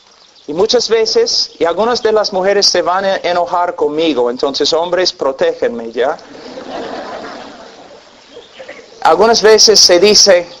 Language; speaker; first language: Spanish; non-native, fluent; English